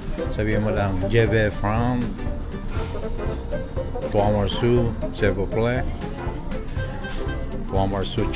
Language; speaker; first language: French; non-native, learner; Filipino